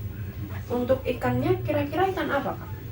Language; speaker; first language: Indonesian; native; Indonesian